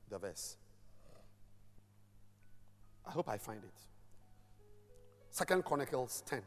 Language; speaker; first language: English; non-native, local second language; Ewe